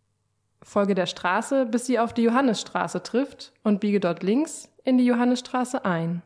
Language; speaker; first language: German; native; German